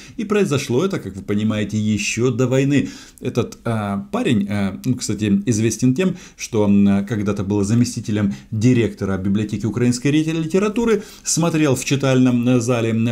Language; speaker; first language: Russian; native; Russian